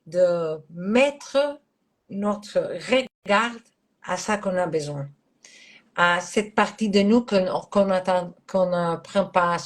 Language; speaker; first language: French; non-native, fluent; Catalan